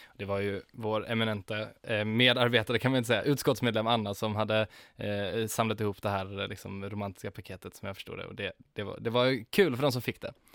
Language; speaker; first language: Swedish; native; Swedish